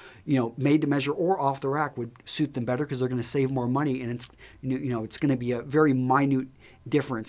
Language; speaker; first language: English; native; English